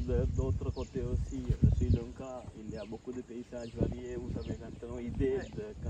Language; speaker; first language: French; non-native, fluent; Sinhala